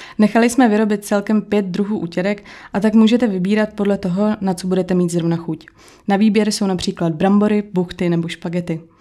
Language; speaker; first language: Czech; native; Czech